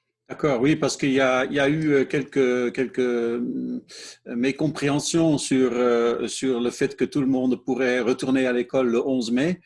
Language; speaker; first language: French; non-native, fluent; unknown